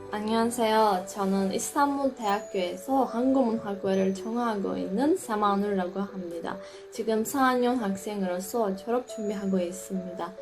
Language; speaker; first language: Korean; non-native, fluent; Turkish